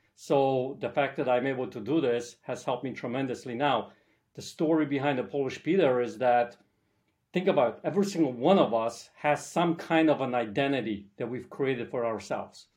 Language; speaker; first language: English; early bilingual, other home language; Polish